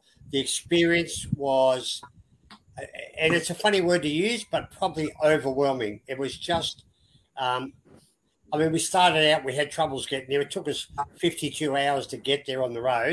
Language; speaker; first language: English; native; English